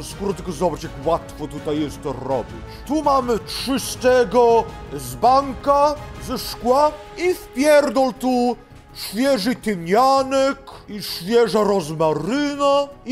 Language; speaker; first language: Polish; early bilingual, heritage; Polish